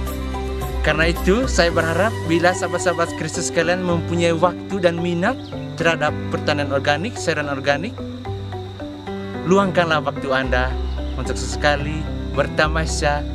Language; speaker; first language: Indonesian; native; Indonesian